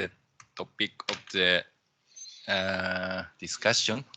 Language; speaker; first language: English; non-native, learner; Japanese